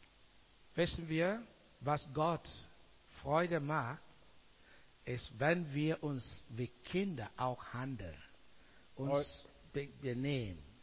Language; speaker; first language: German; non-native, learner; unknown